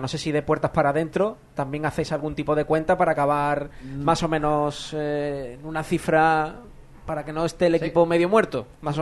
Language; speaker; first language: Spanish; native; Spanish